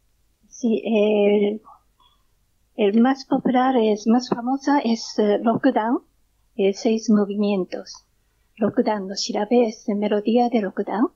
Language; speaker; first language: Spanish; non-native, learner; Japanese